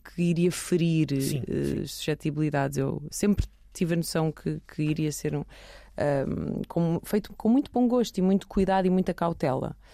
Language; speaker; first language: Portuguese; early bilingual, heritage; Portuguese